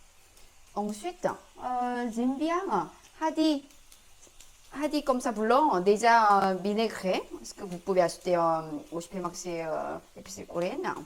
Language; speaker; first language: French; non-native, learner; Korean